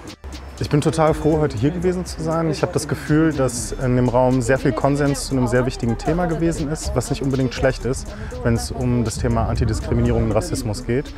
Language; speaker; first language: German; native; German